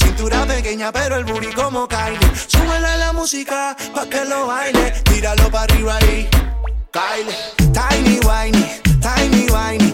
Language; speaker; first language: Spanish; native; Spanish